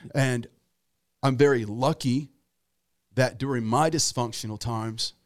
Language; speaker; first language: English; native; English